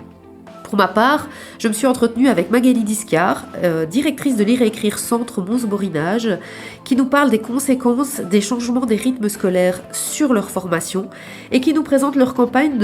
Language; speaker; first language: French; native; French